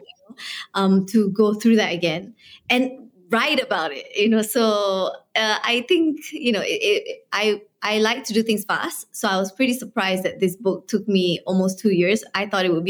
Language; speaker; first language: English; non-native, local second language; Malay